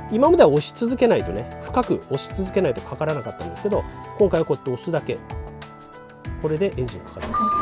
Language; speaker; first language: Japanese; native; Japanese